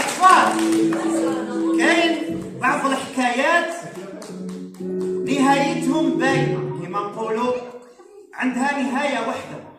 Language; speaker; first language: Arabic; native; Arabic